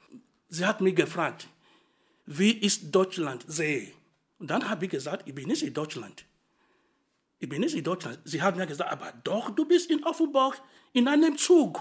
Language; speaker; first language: German; non-native, fluent; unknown